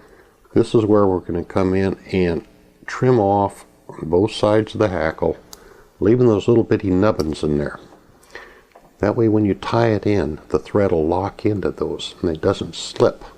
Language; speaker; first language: English; native; English